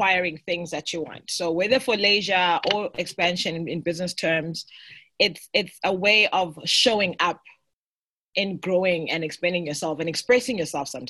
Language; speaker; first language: English; non-native, local second language; Xhosa